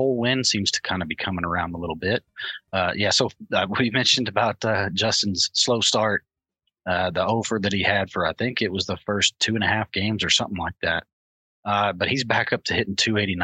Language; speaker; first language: English; native; English